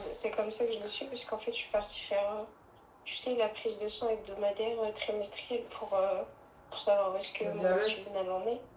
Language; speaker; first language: French; native; French